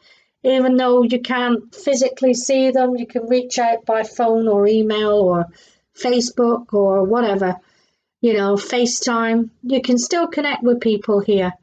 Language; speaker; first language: English; native; English